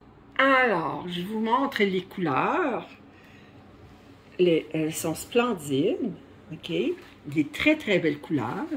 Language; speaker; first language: French; native; French